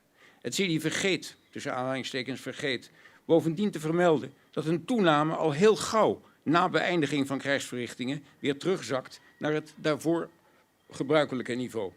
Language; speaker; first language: Dutch; native; Dutch